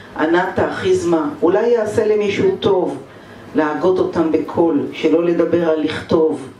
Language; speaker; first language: Hebrew; native; Hebrew